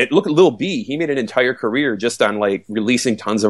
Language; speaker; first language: English; native; English